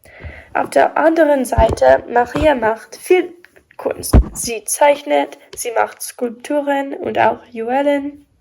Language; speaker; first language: German; non-native, learner; English